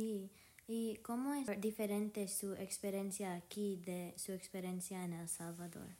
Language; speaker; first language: Spanish; non-native, learner; English